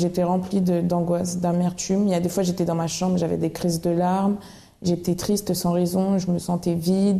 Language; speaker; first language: French; native; French